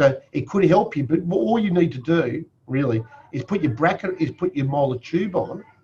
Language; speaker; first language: English; native; English